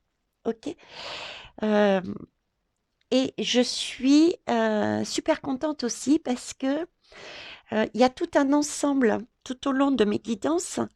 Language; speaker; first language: French; native; French